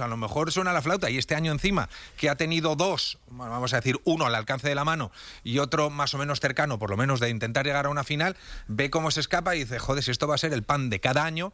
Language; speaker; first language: Spanish; native; Spanish